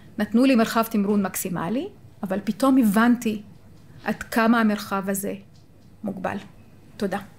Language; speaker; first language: Hebrew; non-native, local second language; Arabic